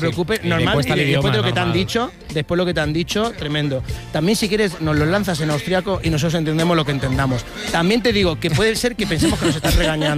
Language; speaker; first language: Spanish; native; Spanish